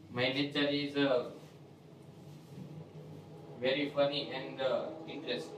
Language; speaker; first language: English; non-native, learner; Gujarati